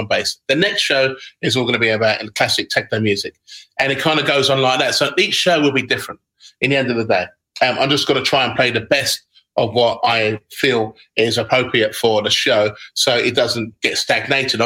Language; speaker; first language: English; native; English